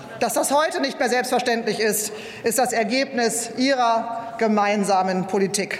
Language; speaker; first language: German; native; German